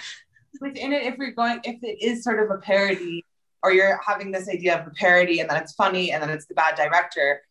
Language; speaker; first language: English; native; English